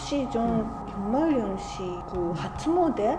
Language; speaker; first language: Korean; non-native, fluent; Japanese